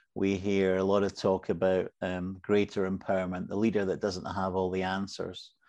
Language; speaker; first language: English; native; English